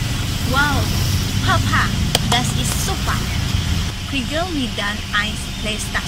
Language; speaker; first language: German; non-native, learner; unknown